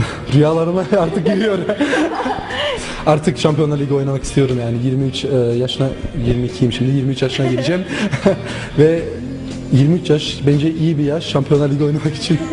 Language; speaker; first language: Turkish; non-native, local second language; German